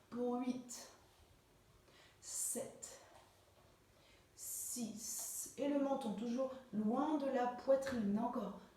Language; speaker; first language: French; native; French